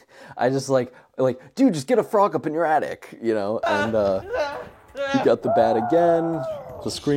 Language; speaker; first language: English; native; English